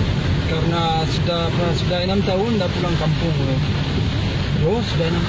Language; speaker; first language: Indonesian; non-native, learner; French